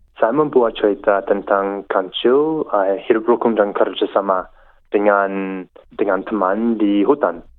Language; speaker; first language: Indonesian; non-native, learner; English